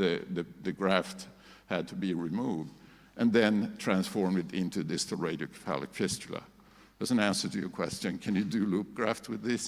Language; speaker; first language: English; non-native, fluent; Swedish